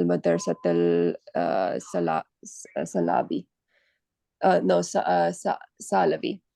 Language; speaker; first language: Arabic; non-native, learner; Urdu